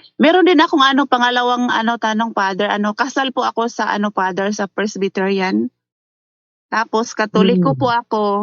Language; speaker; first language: Filipino; non-native, local second language; Cebuano